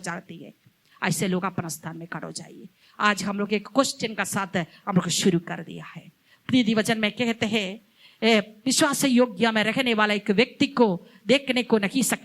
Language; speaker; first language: Hindi; non-native, local second language; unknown